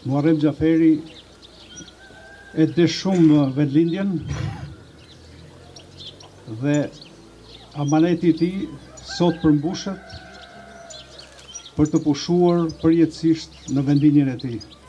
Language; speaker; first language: Albanian; native; Albanian